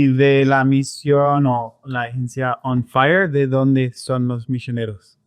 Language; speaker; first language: Spanish; non-native, fluent; English